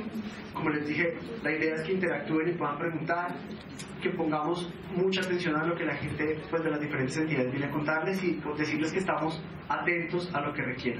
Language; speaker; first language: Spanish; native; Spanish